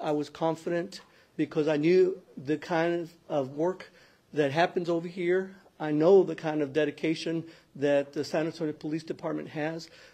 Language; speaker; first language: English; early bilingual, other home language; Spanish